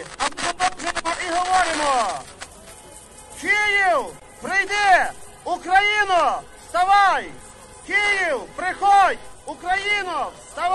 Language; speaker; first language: Ukrainian; native; Ukrainian